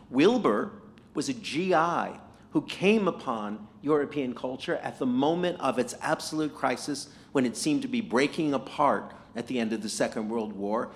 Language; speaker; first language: English; native; English